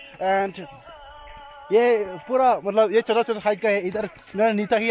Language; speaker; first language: Hindi; non-native, local second language; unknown